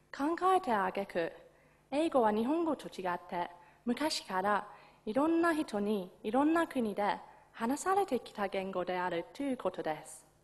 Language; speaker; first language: Japanese; non-native, fluent; English